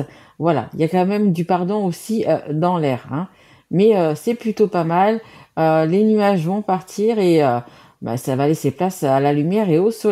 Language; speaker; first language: French; native; French